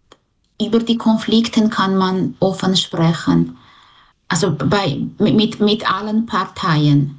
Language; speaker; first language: German; non-native, fluent; Armenian